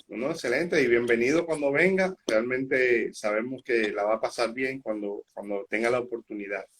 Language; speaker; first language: Spanish; native; Spanish